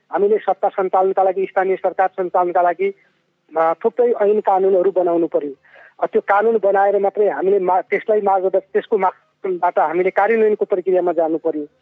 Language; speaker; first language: Nepali; native; Nepali